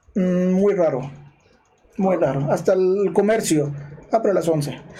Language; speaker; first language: Spanish; non-native, fluent; Arabic